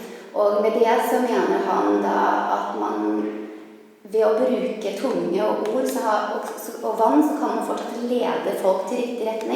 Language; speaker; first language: Norwegian; early bilingual, other home language; Vietnamese